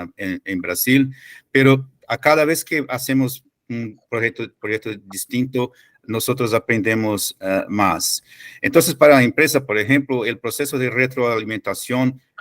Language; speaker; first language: Spanish; non-native, fluent; Portuguese